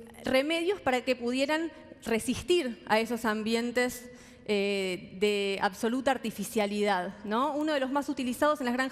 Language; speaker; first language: Spanish; native; Spanish